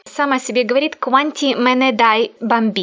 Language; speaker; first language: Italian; non-native, fluent; Russian